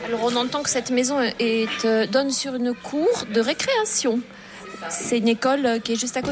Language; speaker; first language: French; native; French